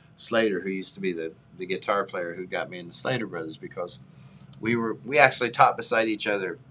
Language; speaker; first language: English; native; English